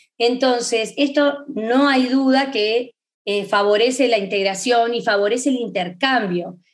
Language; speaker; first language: Spanish; native; Spanish